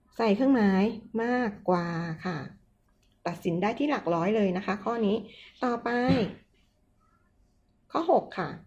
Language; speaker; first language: Thai; native; Thai